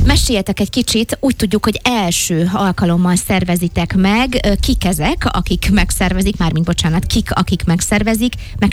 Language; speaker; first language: Hungarian; native; Hungarian